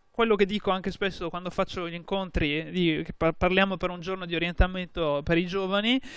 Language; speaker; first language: Italian; native; Italian